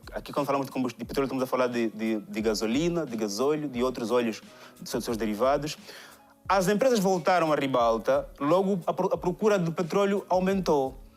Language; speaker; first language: Portuguese; native; Portuguese